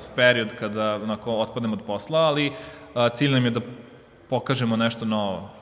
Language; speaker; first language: Serbian; native; Serbian